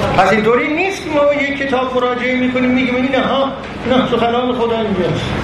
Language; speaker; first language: Persian; non-native, local second language; Azerbaijani